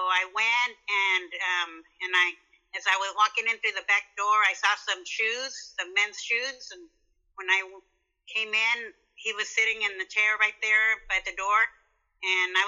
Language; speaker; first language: English; native; English